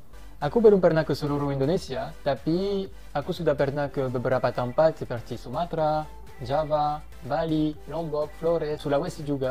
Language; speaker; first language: Indonesian; non-native, fluent; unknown